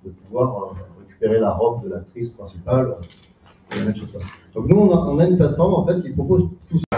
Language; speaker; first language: French; native; French